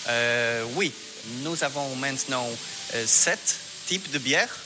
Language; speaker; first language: French; non-native, learner; Polish